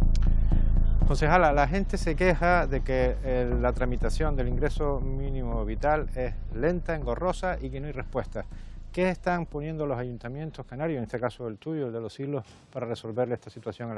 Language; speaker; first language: Spanish; native; Spanish